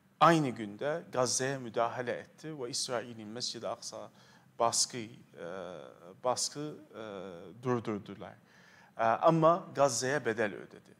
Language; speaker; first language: Turkish; non-native, fluent; Arabic